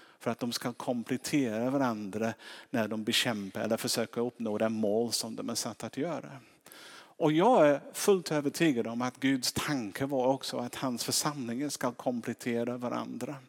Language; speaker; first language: Swedish; non-native, fluent; English